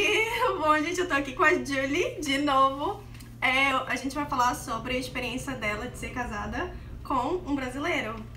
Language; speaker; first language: Portuguese; native; Portuguese